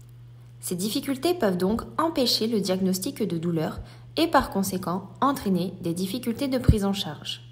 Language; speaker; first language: French; native; French